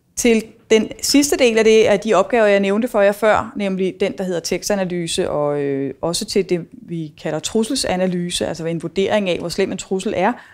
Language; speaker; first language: Danish; native; Danish